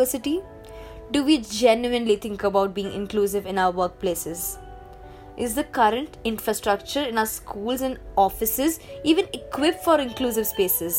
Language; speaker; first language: English; non-native, local second language; Hindi